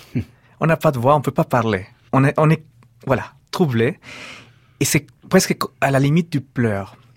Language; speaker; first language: French; non-native, fluent; Spanish